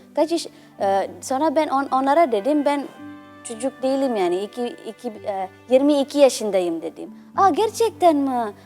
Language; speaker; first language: Turkish; non-native, fluent; Indonesian